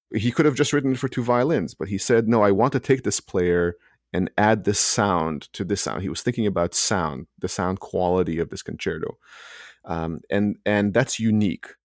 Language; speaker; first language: English; early bilingual, other home language; Hebrew